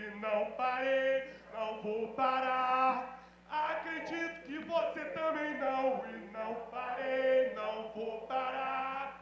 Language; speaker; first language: Portuguese; native; Portuguese